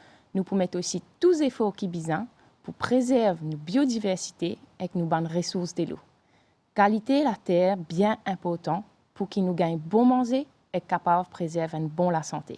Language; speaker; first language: French; non-native, local second language; Morisyen